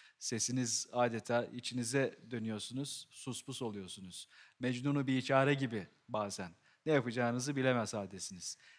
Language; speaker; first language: Turkish; native; Turkish